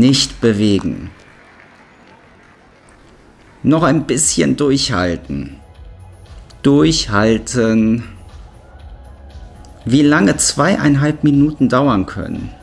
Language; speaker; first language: German; native; German